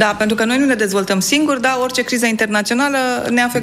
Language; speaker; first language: Romanian; native; Romanian